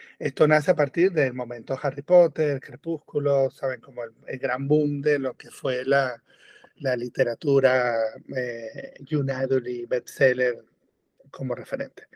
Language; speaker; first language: Spanish; native; Spanish